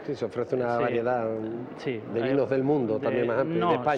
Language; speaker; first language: Spanish; native; Spanish